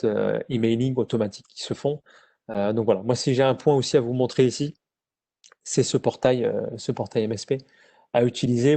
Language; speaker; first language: French; native; French